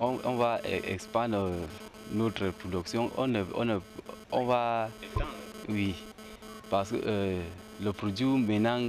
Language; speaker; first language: French; non-native, local second language; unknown